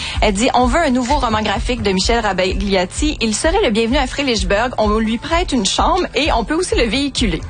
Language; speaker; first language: French; native; French